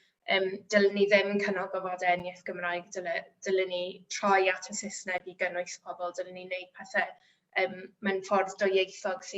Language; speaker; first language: Welsh; native; Welsh